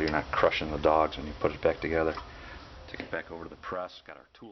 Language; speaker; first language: English; native; English